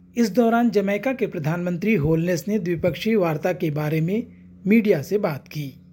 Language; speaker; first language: Hindi; native; Hindi